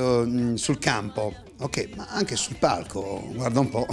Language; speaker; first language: Italian; native; Italian